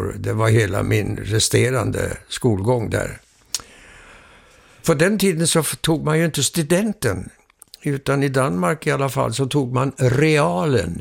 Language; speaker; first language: Swedish; early bilingual, heritage; Swedish